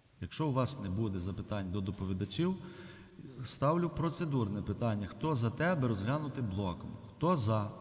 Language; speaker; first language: Ukrainian; native; Ukrainian